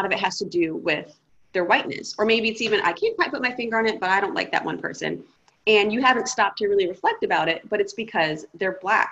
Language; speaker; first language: English; native; English